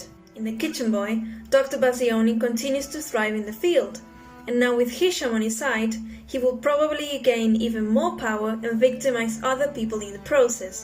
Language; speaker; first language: English; non-native, fluent; Spanish